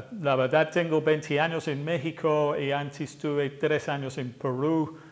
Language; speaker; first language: Spanish; non-native, fluent; English